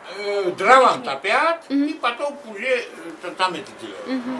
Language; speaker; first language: Russian; non-native, fluent; Georgian